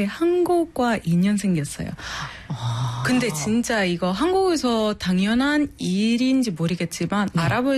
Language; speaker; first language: Korean; non-native, fluent; Arabic